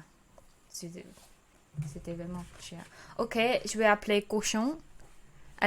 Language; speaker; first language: French; non-native, learner; Khmer